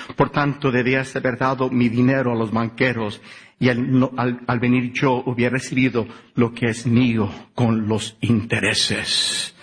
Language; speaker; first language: Spanish; early bilingual, heritage; Spanish